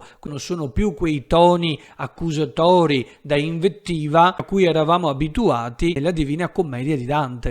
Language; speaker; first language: Italian; native; Italian